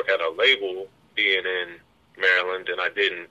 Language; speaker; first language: English; native; English